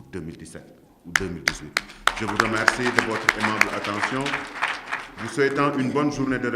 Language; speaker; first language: French; non-native, local second language; Wolof